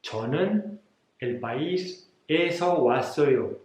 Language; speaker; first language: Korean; non-native, fluent; Spanish